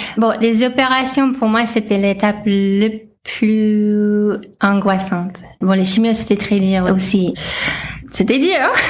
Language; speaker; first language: French; non-native, fluent; English